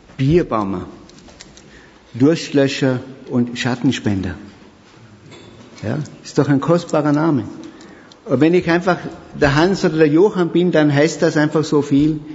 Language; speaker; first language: German; native; German